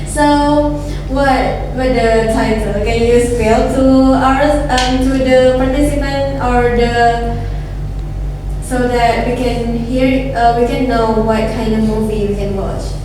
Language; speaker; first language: English; non-native, learner; Indonesian